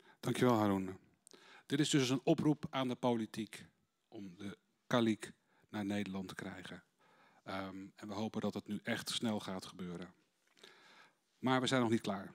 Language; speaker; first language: Dutch; native; Dutch